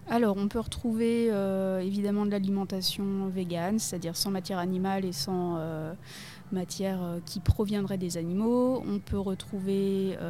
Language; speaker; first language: French; native; French